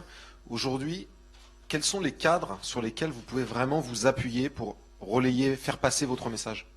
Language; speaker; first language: French; native; French